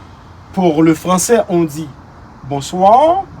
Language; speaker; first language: French; non-native, local second language; Haitian Creole